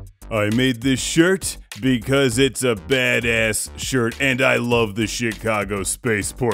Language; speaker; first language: English; native; English